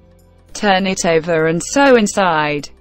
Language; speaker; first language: English; non-native, learner; Spanish